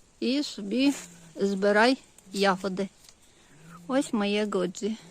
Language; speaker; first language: Ukrainian; native; Ukrainian